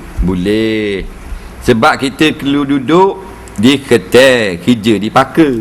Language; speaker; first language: Malay; native; Malay